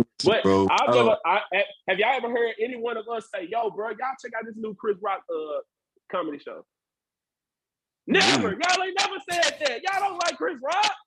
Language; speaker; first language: English; native; English